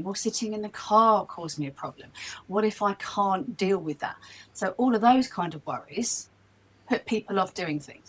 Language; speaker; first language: English; native; English